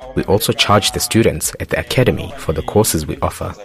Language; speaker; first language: English; non-native, local second language; Tumbuka